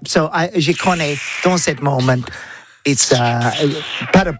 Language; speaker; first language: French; non-native, learner; English